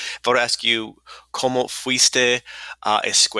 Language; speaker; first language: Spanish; non-native, fluent; English